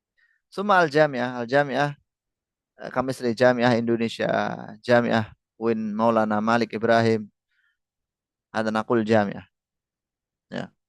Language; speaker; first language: Arabic; non-native, fluent; Indonesian